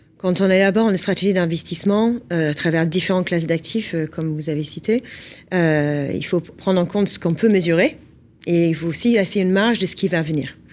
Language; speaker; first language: French; non-native, fluent; English